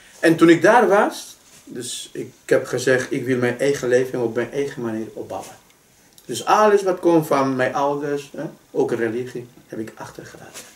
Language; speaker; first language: Dutch; non-native, fluent; Spanish